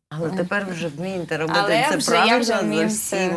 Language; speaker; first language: Ukrainian; native; Ukrainian